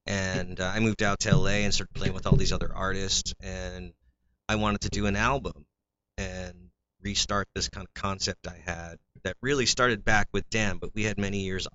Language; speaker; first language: English; native; English